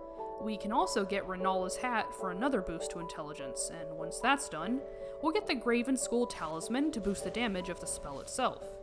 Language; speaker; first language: English; native; English